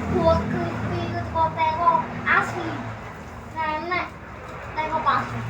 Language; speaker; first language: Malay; non-native, local second language; Javanese